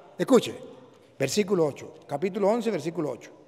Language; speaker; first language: Spanish; native; Spanish